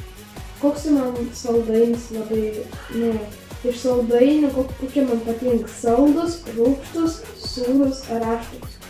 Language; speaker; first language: Lithuanian; early bilingual, heritage; Lithuanian